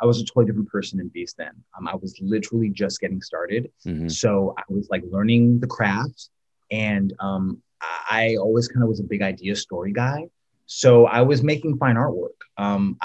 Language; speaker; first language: English; native; English